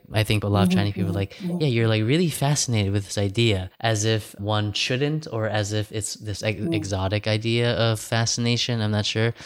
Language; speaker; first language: English; native; English